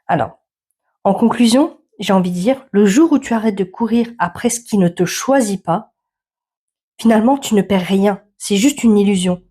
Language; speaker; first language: French; native; French